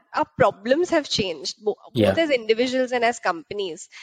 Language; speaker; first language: English; non-native, local second language; Hindi